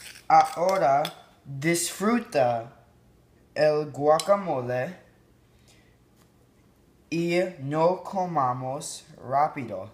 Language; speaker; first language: Spanish; non-native, learner; English